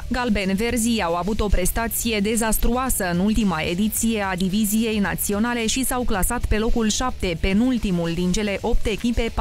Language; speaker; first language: Romanian; native; Romanian